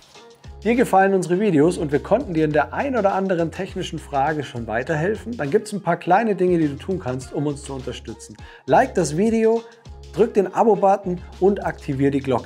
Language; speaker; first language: German; native; German